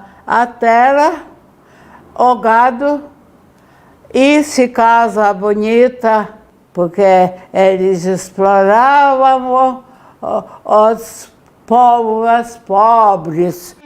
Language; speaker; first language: Portuguese; early bilingual, other home language; Ukrainian